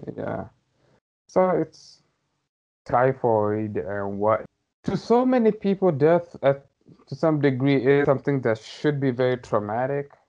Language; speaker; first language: English; non-native, local second language; Somali